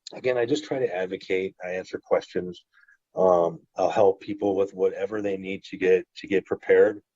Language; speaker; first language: English; native; English